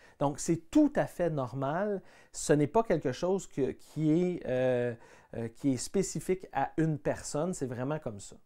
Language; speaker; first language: French; native; French